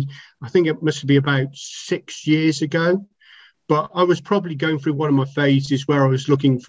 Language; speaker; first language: English; native; English